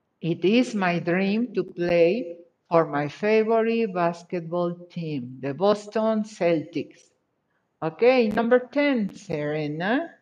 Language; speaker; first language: English; non-native, fluent; Spanish